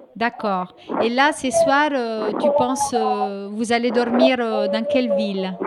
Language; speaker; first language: French; native; French